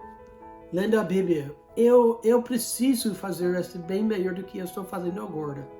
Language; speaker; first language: Portuguese; non-native, fluent; English